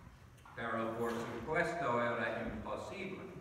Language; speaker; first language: Spanish; non-native, learner; English